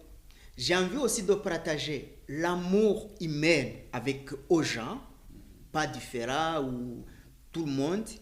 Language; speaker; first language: French; non-native, learner; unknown